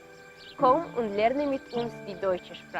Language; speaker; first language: German; non-native, learner; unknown